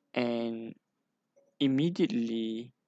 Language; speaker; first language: English; non-native, local second language; Malay